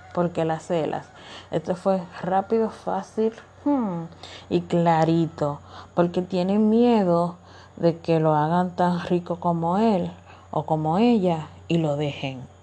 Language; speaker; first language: Spanish; native; Spanish